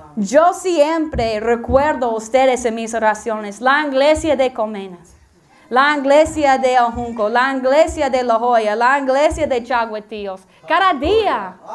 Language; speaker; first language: Spanish; non-native, learner; English